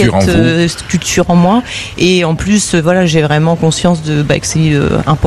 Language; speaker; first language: French; native; French